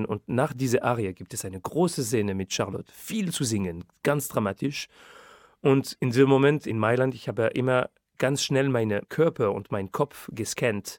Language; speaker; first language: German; non-native, fluent; French